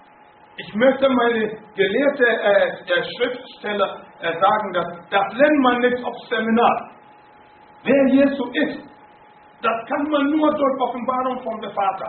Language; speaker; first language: German; non-native, fluent; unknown